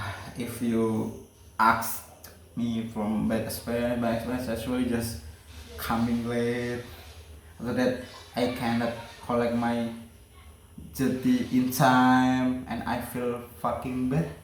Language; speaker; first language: English; non-native, learner; Indonesian